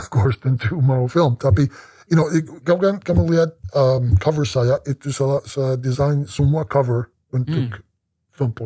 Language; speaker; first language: Indonesian; non-native, learner; English